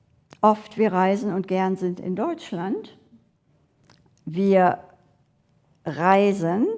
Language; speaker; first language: German; non-native, fluent; English